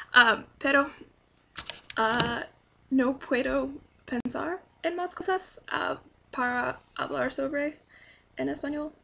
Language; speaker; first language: Spanish; non-native, learner; English